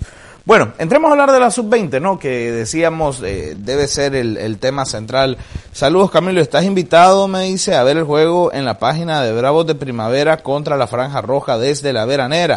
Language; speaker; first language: Spanish; native; Spanish